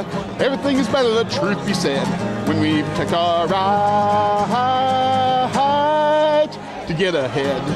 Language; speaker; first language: English; native; English